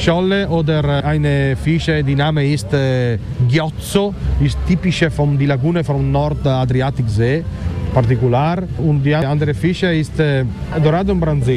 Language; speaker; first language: German; non-native, learner; Italian